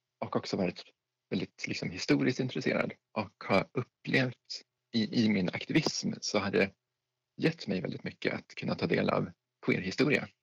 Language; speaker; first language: Swedish; native; Swedish